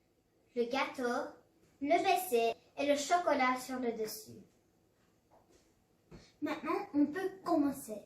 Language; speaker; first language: French; non-native, learner; English